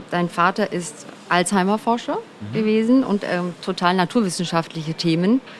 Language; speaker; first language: German; early bilingual, other home language; Turkish